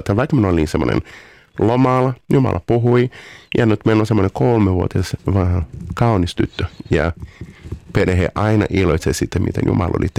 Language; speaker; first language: Finnish; non-native, fluent; Portuguese